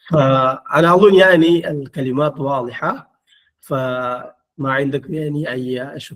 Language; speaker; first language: Arabic; non-native, fluent; Malayalam